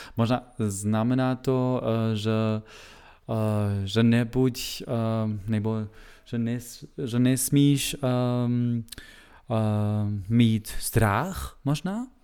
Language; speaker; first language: Czech; non-native, learner; German